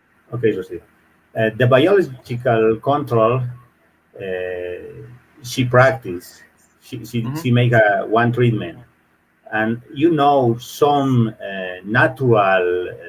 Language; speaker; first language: English; non-native, learner; Spanish